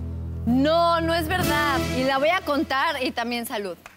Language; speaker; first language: Spanish; native; Spanish